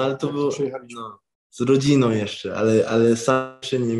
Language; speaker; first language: Polish; early bilingual, heritage; English